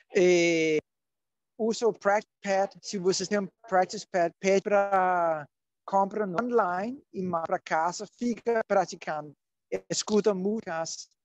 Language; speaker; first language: Portuguese; non-native, learner; Danish